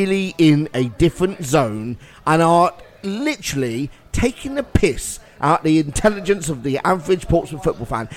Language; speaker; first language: English; native; English